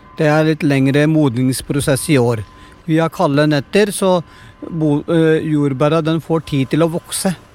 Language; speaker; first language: Norwegian; non-native, fluent; Punjabi